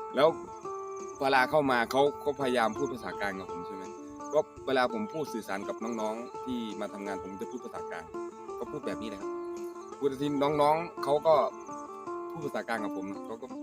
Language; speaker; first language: Thai; non-native, local second language; Northeastern Thai